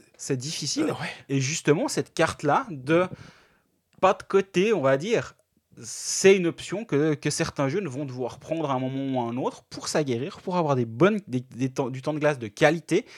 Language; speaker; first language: French; native; French